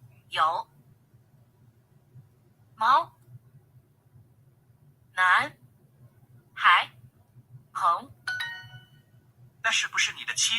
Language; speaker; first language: Chinese; non-native, learner; English